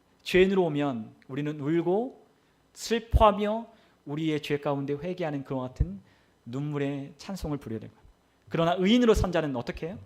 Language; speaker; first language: Korean; native; Korean